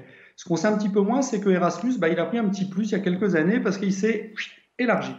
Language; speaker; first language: French; native; French